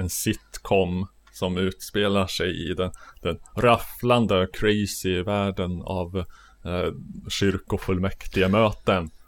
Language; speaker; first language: Swedish; native; Swedish